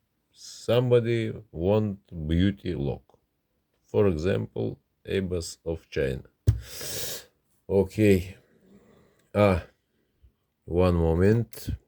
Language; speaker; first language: English; non-native, learner; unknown